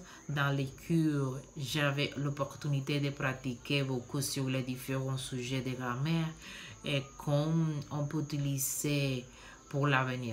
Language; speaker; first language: French; non-native, learner; Spanish